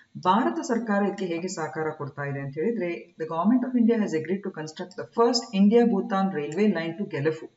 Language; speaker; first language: English; non-native, local second language; Kannada